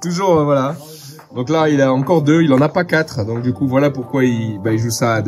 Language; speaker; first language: French; native; French